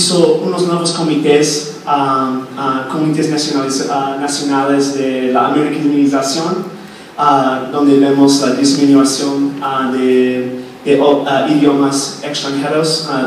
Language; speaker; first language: Spanish; non-native, fluent; English